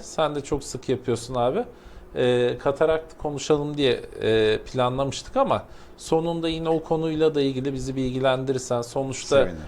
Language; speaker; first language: Turkish; native; Turkish